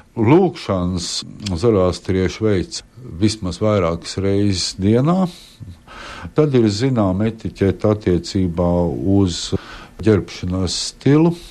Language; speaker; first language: Latvian; native; Latvian